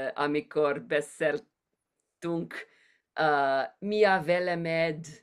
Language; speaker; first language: Hungarian; non-native, learner; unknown